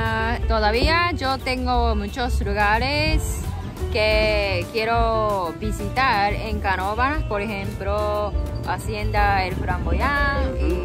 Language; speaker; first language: Spanish; non-native, learner; Japanese